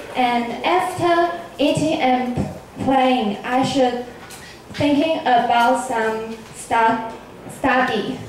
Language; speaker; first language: English; non-native, learner; Chinese